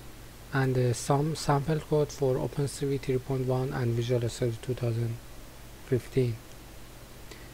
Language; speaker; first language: English; non-native, fluent; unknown